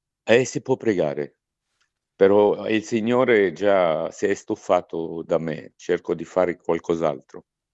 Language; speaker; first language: Italian; non-native, fluent; Arabic